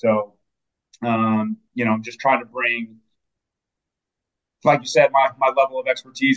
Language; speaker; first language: English; native; English